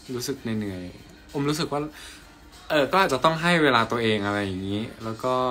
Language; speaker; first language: Thai; native; Thai